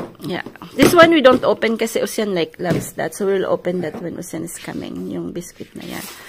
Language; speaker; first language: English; non-native, local second language; Filipino